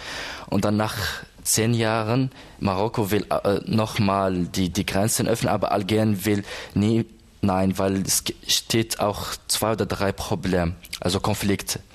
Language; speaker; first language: German; non-native, learner; Arabic